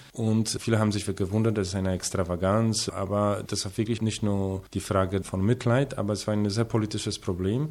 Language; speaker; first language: German; non-native, fluent; Polish